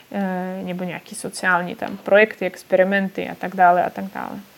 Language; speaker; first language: Czech; non-native, fluent; Russian